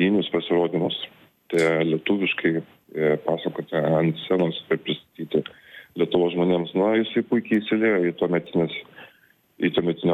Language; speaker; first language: Lithuanian; native; Lithuanian